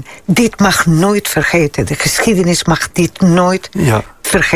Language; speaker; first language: Dutch; non-native, fluent; Spanish